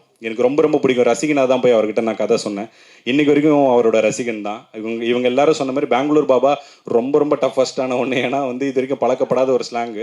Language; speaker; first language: Tamil; native; Tamil